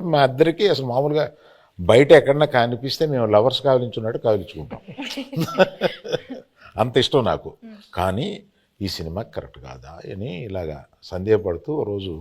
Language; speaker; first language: Telugu; native; Telugu